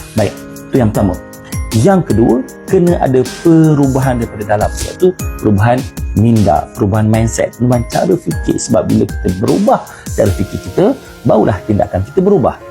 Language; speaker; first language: Malay; native; Malay